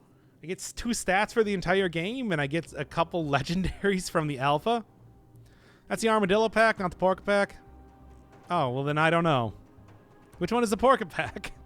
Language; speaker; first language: English; native; English